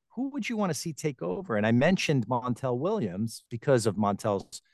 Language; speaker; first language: English; native; English